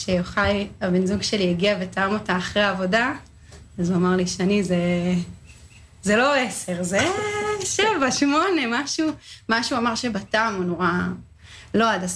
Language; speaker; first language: Hebrew; native; Hebrew